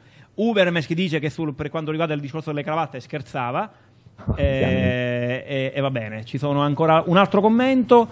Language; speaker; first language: Italian; native; Italian